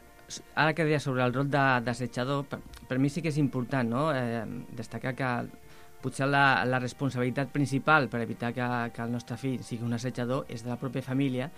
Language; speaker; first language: Catalan; native; Catalan